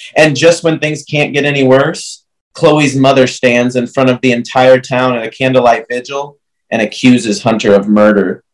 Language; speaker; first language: English; native; English